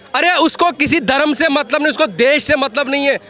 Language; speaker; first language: Hindi; native; Hindi